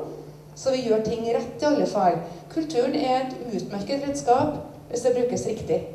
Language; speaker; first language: Norwegian; native; Norwegian